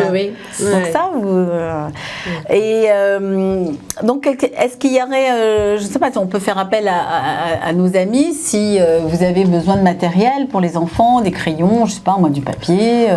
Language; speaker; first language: French; native; French